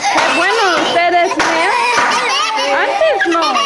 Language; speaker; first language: Spanish; non-native, learner; English